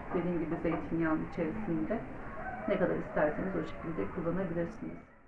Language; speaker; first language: Turkish; native; Turkish